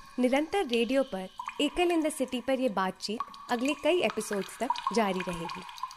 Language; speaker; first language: Hindi; native; Hindi